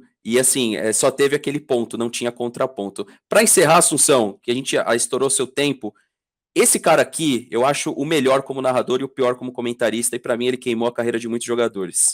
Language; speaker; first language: Portuguese; native; Portuguese